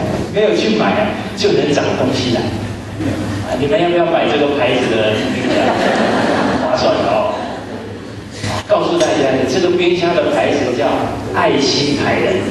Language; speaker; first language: Chinese; native; Chinese